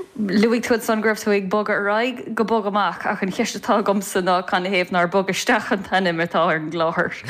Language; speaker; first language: Irish; native; Irish